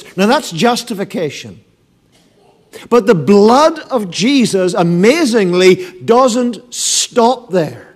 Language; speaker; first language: English; native; English